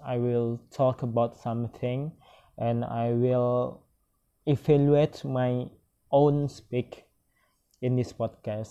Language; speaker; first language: English; non-native, learner; Minangkabau